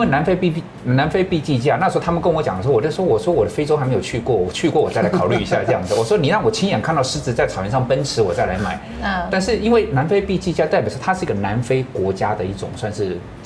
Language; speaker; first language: Chinese; native; Chinese